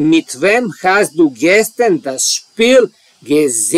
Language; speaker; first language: German; non-native, learner; Serbian